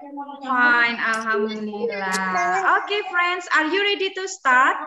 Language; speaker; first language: English; non-native, local second language; Indonesian